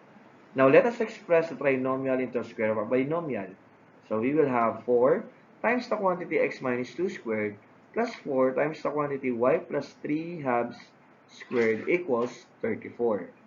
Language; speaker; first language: English; non-native, local second language; Filipino